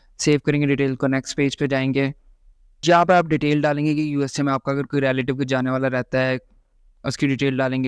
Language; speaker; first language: Urdu; native; Urdu